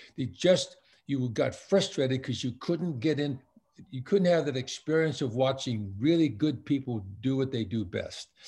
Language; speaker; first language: English; native; English